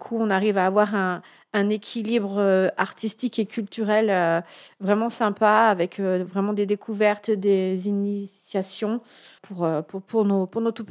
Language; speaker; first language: French; native; French